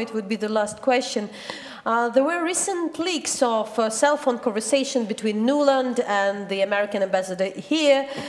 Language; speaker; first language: English; non-native, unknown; Ukrainian